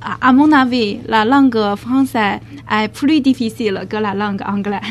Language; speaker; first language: French; non-native, learner; Chinese